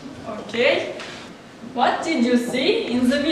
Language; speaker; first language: English; non-native, learner; Kazakh